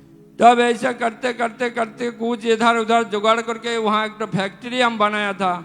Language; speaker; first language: Hindi; non-native, local second language; Odia